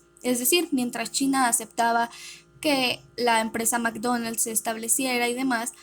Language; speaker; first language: Spanish; native; Spanish